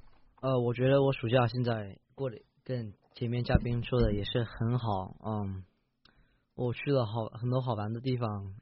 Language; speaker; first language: Chinese; early bilingual, heritage; Chinese